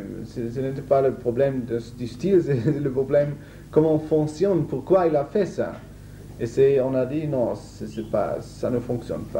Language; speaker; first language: French; non-native, learner; German